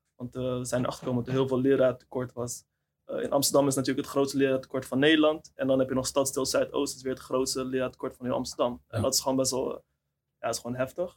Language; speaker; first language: Dutch; native; Dutch